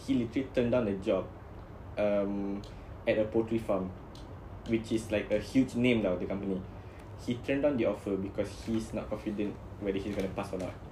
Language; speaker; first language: English; non-native, local second language; Malay